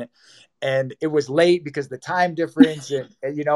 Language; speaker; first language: English; native; English